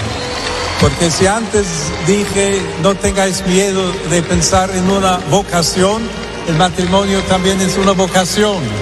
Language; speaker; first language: Spanish; non-native, fluent; English